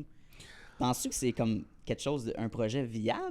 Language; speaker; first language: French; native; French